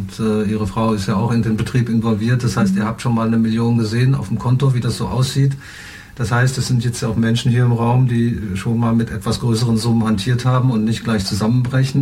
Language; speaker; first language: German; native; German